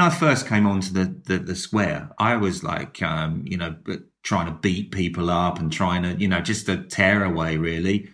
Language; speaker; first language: English; native; English